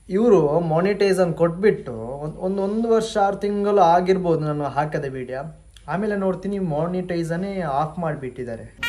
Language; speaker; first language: Kannada; non-native, local second language; Tulu